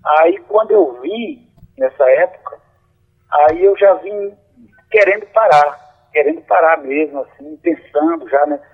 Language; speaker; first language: Portuguese; native; Portuguese